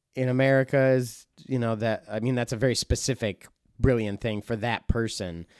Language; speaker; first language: English; native; English